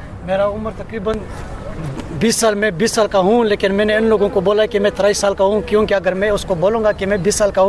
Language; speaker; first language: Hindi; non-native, fluent; Pashto